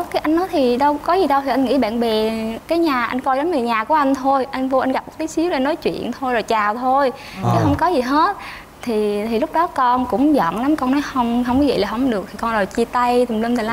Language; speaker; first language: Vietnamese; native; Vietnamese